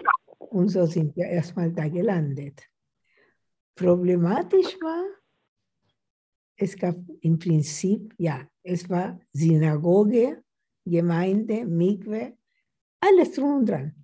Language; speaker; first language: German; non-native, fluent; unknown